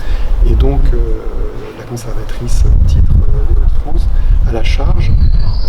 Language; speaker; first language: French; native; French